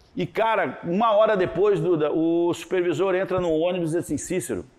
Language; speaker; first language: Portuguese; native; Portuguese